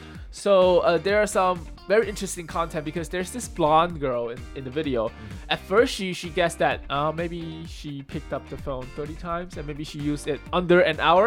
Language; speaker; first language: English; early bilingual, other home language; Chinese